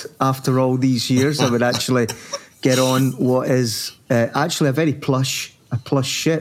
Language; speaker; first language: English; native; English